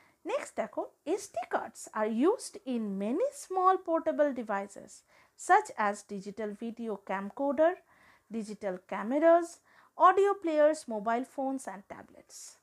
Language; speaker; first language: English; non-native, local second language; Bangla